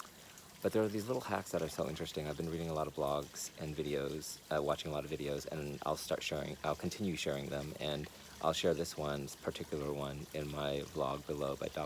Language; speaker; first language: English; native; English